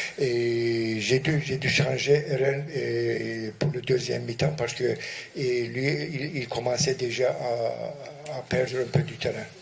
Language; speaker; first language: French; non-native, fluent; Turkish